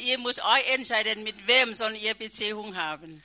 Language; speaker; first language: German; non-native, learner; Thai